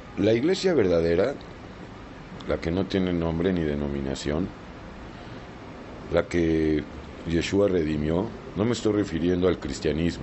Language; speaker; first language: Spanish; native; Spanish